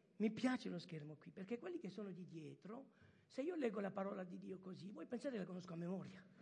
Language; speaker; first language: Italian; early bilingual, heritage; French